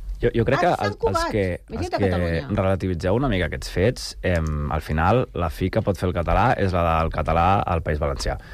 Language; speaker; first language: Catalan; early bilingual, other home language; Spanish